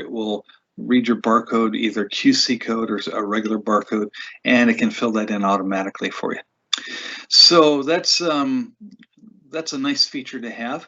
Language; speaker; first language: English; native; English